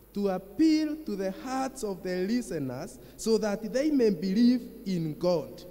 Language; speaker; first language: English; non-native, local second language; Kikuyu